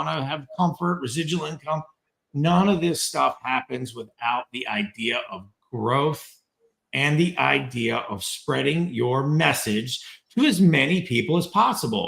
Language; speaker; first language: English; native; English